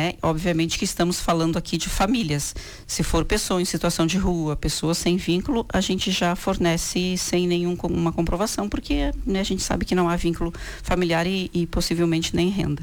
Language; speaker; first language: Portuguese; native; Portuguese